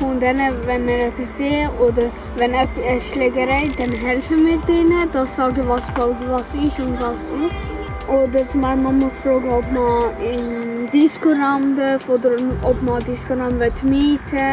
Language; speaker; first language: German; early bilingual, other home language; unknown